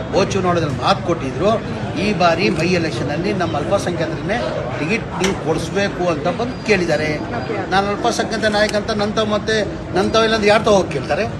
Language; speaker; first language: Kannada; non-native, local second language; Urdu